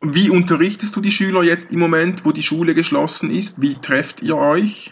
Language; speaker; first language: German; native; German